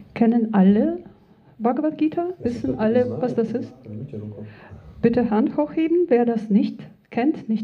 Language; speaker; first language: German; non-native, fluent; Russian